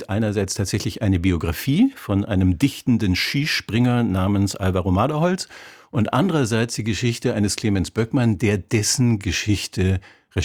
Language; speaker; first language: German; native; German